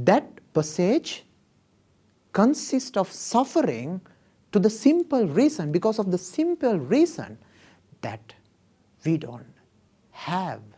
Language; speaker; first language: English; non-native, local second language; Sinhala